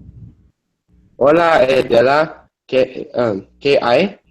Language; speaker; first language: Spanish; non-native, learner; English